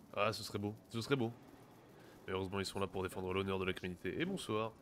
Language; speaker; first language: French; native; French